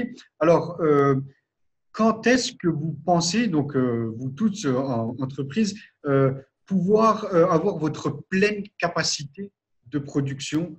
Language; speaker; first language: French; native; French